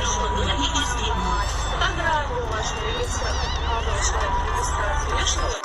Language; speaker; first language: Russian; native; Russian